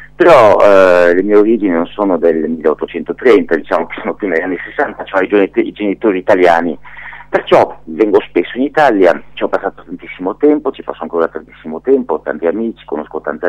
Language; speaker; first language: Italian; non-native, fluent; French